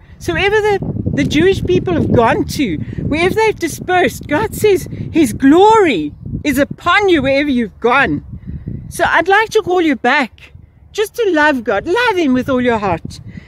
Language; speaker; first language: English; early bilingual, other home language; Afrikaans